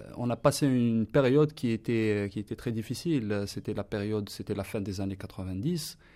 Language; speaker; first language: French; non-native, local second language; Kabyle